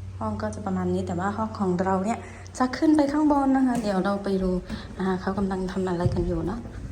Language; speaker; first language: Thai; non-native, local second language; Shan